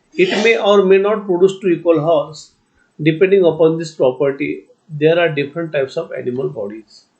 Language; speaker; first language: English; non-native, local second language; Marathi